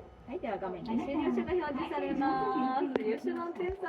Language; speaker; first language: Japanese; native; Japanese